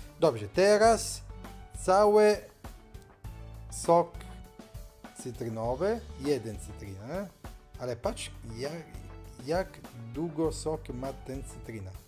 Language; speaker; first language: Polish; non-native, learner; Italian